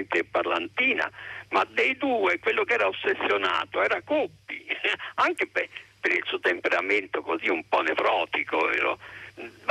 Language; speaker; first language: Italian; native; Italian